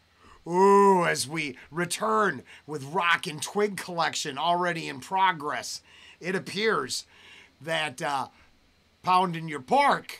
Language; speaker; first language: English; native; English